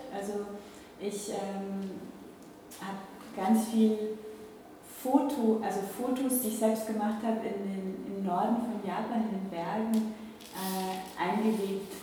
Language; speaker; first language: German; native; German